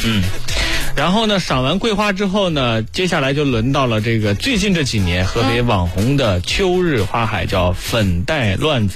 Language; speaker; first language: Chinese; native; Chinese